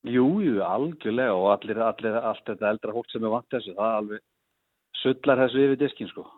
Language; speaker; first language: Icelandic; native; Icelandic